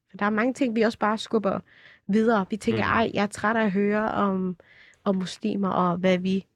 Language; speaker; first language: Danish; early bilingual, other home language; Somali